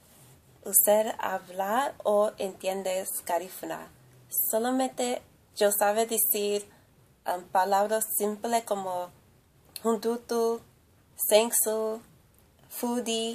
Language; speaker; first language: Spanish; early bilingual, heritage; English